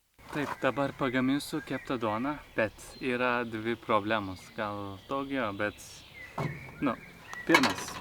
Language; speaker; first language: Lithuanian; non-native, learner; Turkish